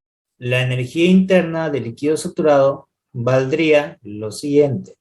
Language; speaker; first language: Spanish; native; Spanish